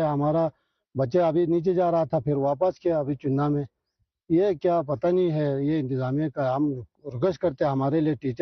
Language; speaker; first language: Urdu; non-native, local second language; Balti